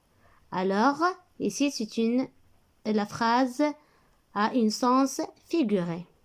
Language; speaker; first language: French; non-native, local second language; Arabic